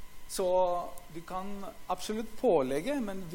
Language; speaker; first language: Norwegian; non-native, fluent; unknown